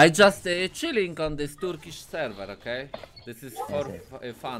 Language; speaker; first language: English; non-native, learner; Polish